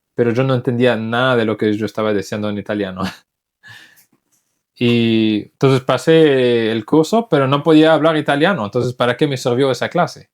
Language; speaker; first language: Spanish; non-native, fluent; English